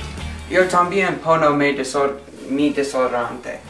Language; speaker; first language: Spanish; non-native, learner; English